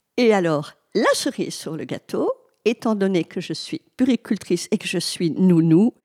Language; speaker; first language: French; native; French